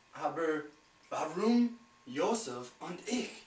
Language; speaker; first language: German; non-native, learner; English